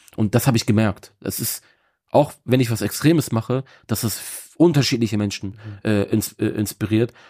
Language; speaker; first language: German; native; German